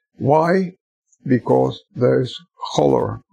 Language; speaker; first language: English; non-native, fluent; Dutch